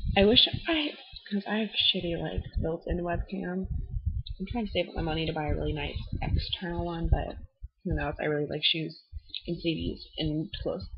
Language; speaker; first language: English; native; English